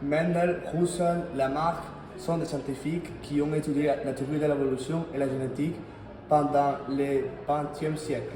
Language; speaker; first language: French; non-native, learner; Spanish